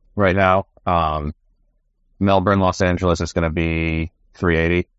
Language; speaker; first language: English; native; English